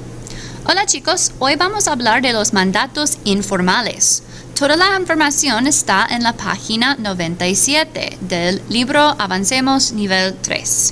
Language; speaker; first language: Spanish; non-native, fluent; English